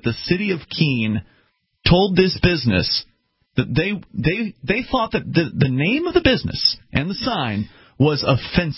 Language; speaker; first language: English; native; English